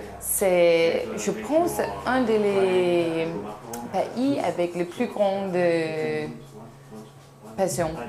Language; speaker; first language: French; non-native, learner; Danish